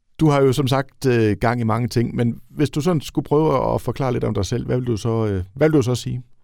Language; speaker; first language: Danish; native; Danish